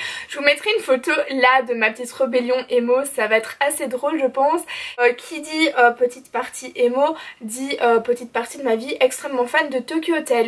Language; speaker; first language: French; native; French